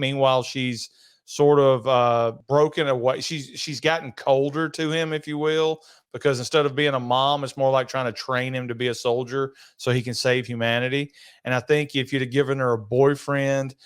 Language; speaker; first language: English; native; English